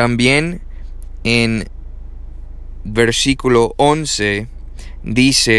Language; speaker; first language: Spanish; non-native, learner; English